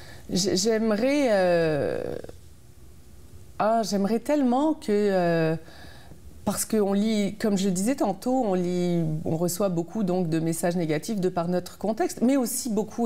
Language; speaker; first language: French; native; French